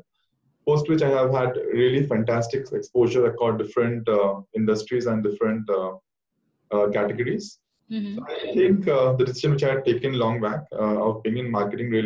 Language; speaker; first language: English; non-native, local second language; Bangla